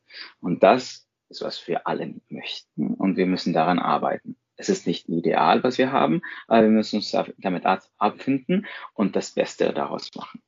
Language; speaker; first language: German; non-native, fluent; Spanish